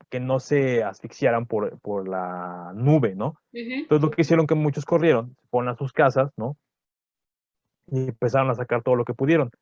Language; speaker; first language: Spanish; native; Spanish